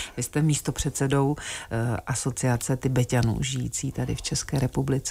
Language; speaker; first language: Czech; native; Czech